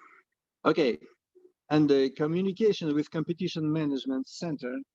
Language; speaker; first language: English; non-native, fluent; Russian